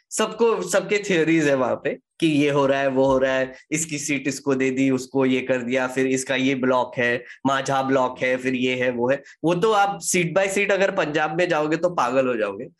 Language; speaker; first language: Hindi; native; Hindi